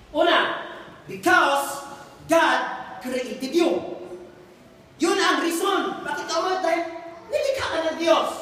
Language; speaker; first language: Filipino; non-native, local second language; Cebuano